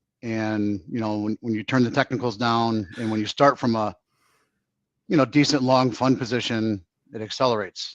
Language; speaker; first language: English; native; English